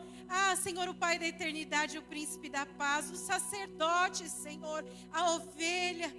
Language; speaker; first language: Portuguese; native; Portuguese